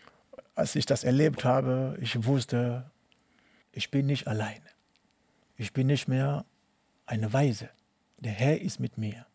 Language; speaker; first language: German; non-native, learner; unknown